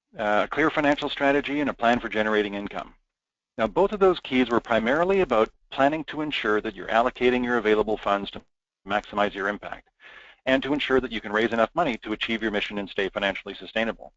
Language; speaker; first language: English; native; English